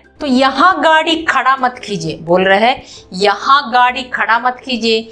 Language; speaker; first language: Hindi; non-native, local second language; Kannada